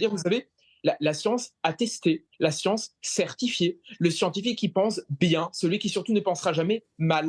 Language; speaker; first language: French; native; French